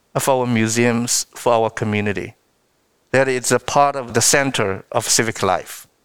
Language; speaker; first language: English; non-native, fluent; Chinese